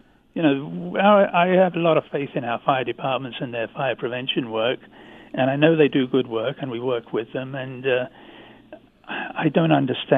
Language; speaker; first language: English; native; English